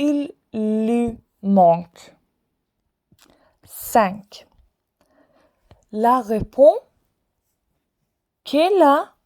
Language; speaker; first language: French; non-native, fluent; Swedish